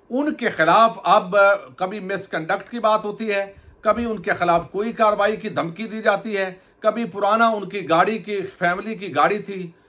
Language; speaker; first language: Urdu; native; Urdu